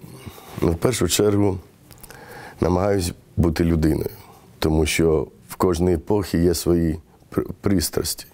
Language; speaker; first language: Ukrainian; non-native, local second language; Romany